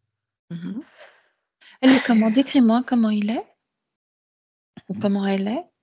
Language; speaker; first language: French; native; French